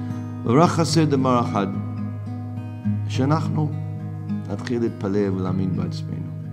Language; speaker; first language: Hebrew; non-native, fluent; English